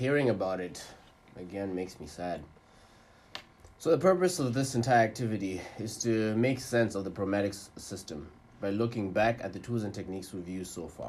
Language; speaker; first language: English; non-native, local second language; Nyanja